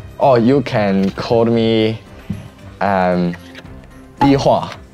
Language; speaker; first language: English; non-native, learner; Chinese